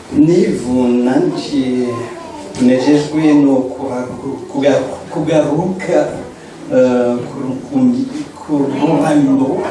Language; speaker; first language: Kinyarwanda; non-native, learner; Malagasy